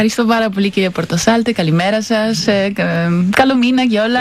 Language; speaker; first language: Greek; non-native, fluent; Spanish